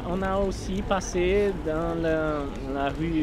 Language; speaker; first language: French; non-native, learner; Portuguese